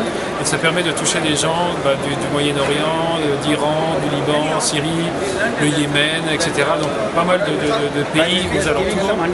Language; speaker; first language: French; native; French